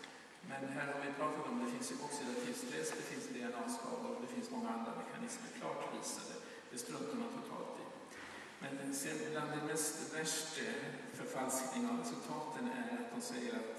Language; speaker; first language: Swedish; native; Swedish